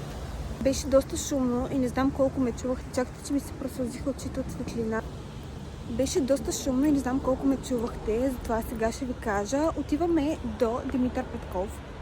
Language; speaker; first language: Bulgarian; native; Bulgarian